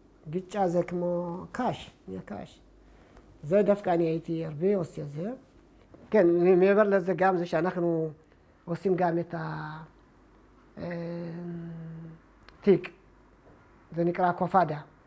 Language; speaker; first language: Hebrew; non-native, fluent; Amharic